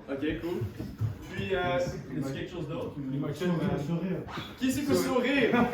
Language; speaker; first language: French; native; French